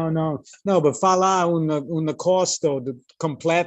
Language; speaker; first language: Portuguese; non-native, learner; English